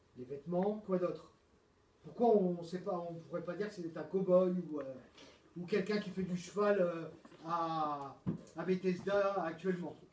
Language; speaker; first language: French; native; French